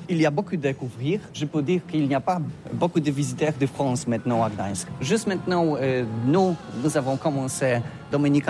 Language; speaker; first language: French; non-native, learner; Polish